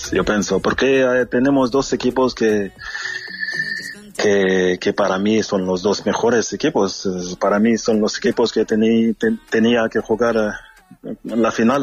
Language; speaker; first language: Spanish; non-native, fluent; French